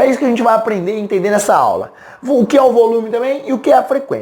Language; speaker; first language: Portuguese; native; Portuguese